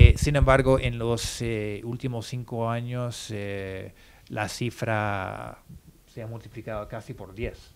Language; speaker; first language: Spanish; non-native, fluent; English